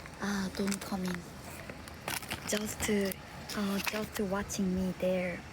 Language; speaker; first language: English; non-native, learner; Korean